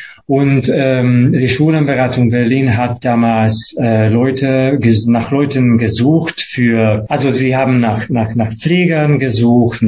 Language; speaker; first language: German; non-native, fluent; Hungarian